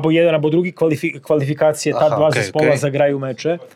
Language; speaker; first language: Polish; non-native, fluent; Serbian